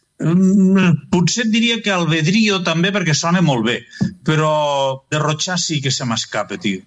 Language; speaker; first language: Catalan; native; Catalan